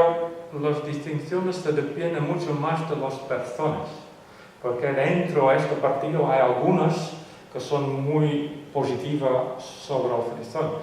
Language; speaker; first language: Spanish; non-native, fluent; Western Frisian